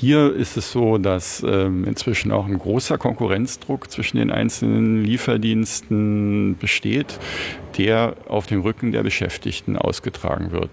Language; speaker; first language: German; native; German